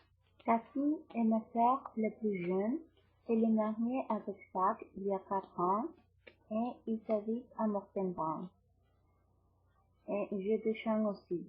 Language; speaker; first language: French; non-native, fluent; Spanish